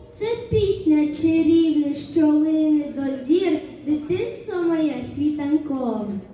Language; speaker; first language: Ukrainian; early bilingual, heritage; Ukrainian